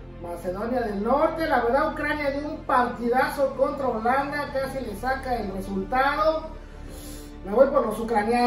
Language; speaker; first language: Spanish; native; Spanish